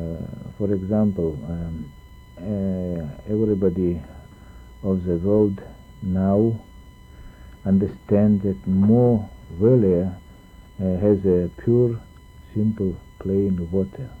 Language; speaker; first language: English; non-native, learner; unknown